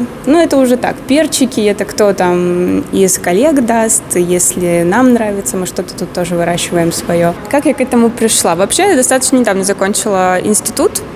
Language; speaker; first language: Russian; native; Russian